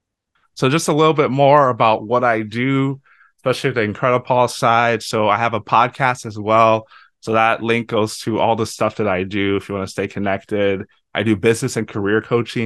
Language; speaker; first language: English; native; English